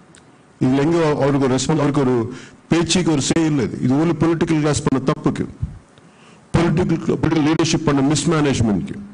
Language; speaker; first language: Tamil; non-native, local second language; Telugu